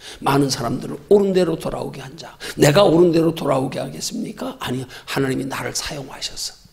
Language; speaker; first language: Korean; native; Korean